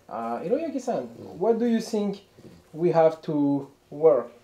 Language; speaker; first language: English; non-native, learner; French